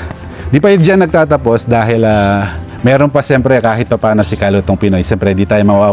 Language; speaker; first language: Filipino; non-native, local second language; Pampanga